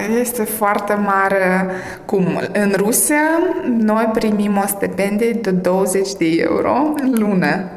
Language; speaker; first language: Romanian; early bilingual, heritage; Romanian